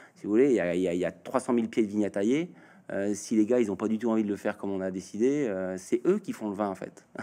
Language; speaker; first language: French; native; French